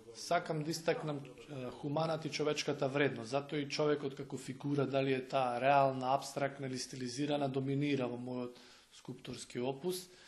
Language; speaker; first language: Macedonian; native; Macedonian